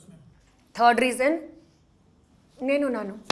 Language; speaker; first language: Telugu; non-native, local second language; Hindi